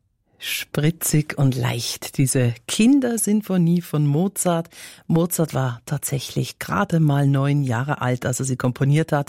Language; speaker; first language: German; native; German